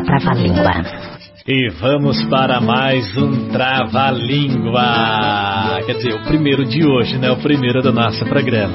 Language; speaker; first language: Portuguese; native; Portuguese